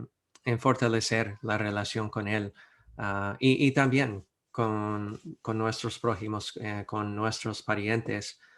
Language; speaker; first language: Spanish; non-native, fluent; English